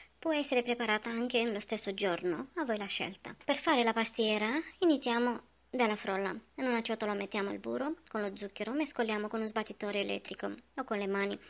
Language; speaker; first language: Italian; non-native, fluent; Romanian